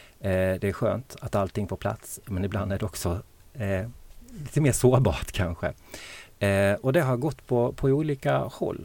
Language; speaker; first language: Swedish; native; Swedish